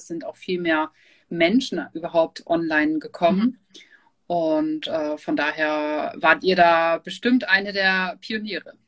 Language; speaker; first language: German; native; German